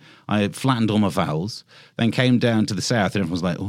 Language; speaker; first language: English; native; English